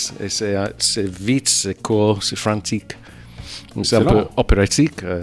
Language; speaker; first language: French; non-native, fluent; English